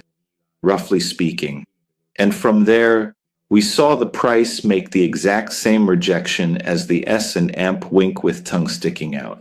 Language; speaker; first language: English; non-native, fluent; Italian